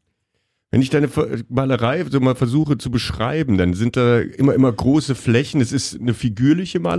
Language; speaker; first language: German; native; German